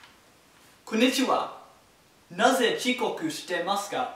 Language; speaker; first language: Japanese; non-native, learner; English